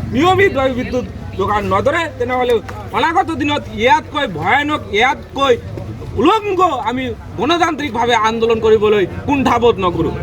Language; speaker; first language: Assamese; non-native, local second language; Bangla